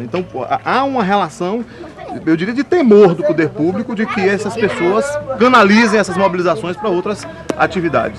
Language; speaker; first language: Portuguese; native; Portuguese